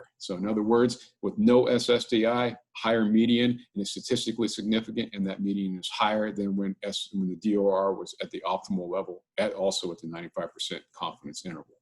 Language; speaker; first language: English; native; English